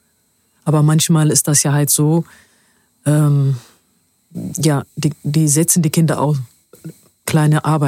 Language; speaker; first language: German; non-native, fluent; Amharic